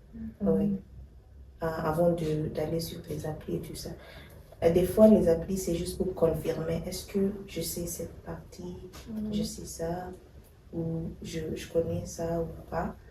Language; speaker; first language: French; non-native, fluent; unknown